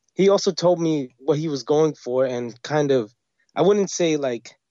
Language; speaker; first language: English; native; English